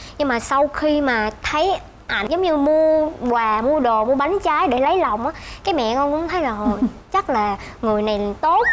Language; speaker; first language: Vietnamese; native; Vietnamese